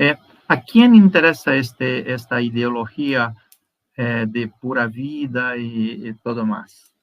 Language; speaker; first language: Spanish; non-native, fluent; Portuguese